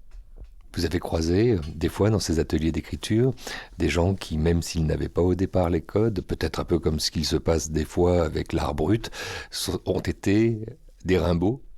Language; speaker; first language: French; native; French